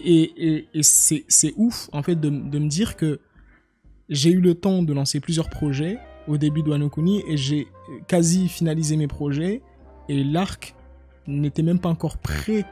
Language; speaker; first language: French; native; French